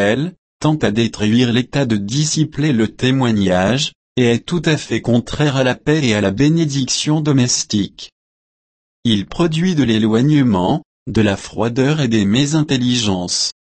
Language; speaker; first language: French; native; French